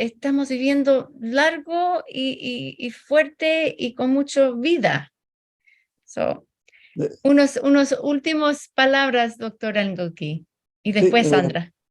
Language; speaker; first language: Spanish; early bilingual, heritage; Spanish